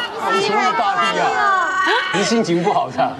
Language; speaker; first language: Chinese; native; Chinese